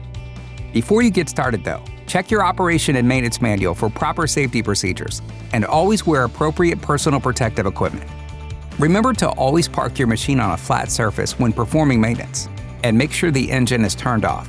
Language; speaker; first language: English; native; English